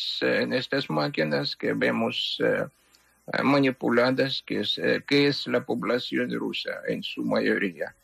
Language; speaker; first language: Spanish; non-native, fluent; Ukrainian